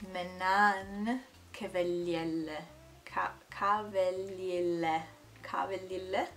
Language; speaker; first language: Finnish; non-native, learner; Italian